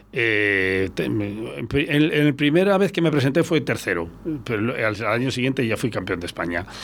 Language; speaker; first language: Spanish; native; Spanish